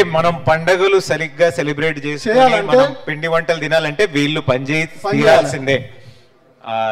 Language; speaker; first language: Telugu; native; Telugu